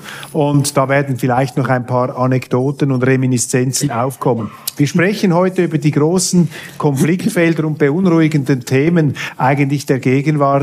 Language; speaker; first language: German; native; German